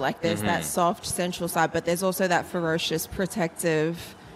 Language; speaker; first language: English; native; English